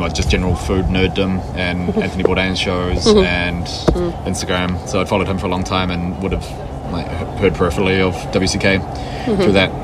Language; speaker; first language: English; native; English